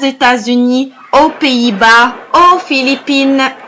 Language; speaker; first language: French; non-native, fluent; Arabic